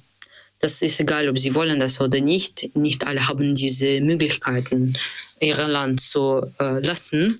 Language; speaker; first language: German; non-native, learner; Russian